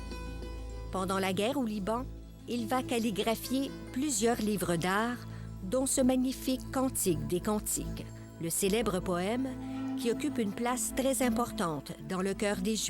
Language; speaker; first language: French; native; French